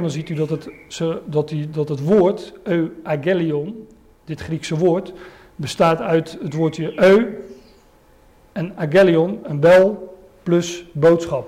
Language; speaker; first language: Dutch; native; Dutch